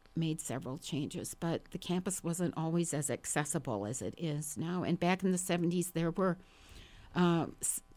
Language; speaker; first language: English; native; English